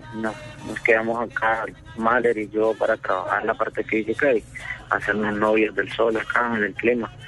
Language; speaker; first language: Spanish; native; Spanish